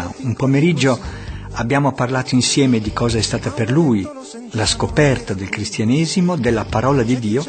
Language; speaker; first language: Italian; native; Italian